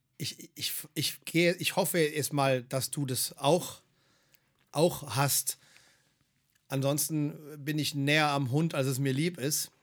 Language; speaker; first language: German; native; German